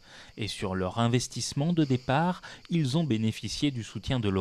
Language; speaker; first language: French; native; French